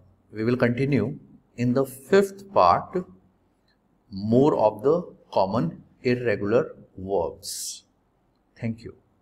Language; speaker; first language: English; non-native, local second language; Hindi